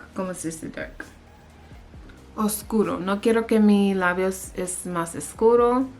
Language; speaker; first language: Spanish; early bilingual, heritage; English